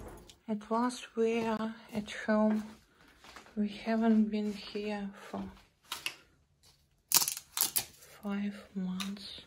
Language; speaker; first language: English; non-native, fluent; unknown